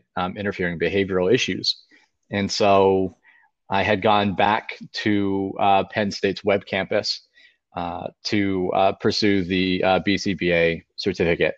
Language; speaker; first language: English; native; English